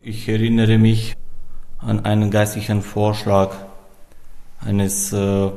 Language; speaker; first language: German; non-native, fluent; Romanian